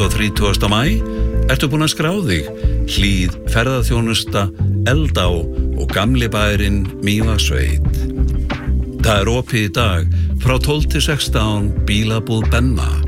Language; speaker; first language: Icelandic; native; Icelandic